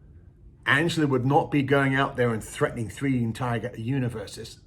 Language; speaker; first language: English; native; English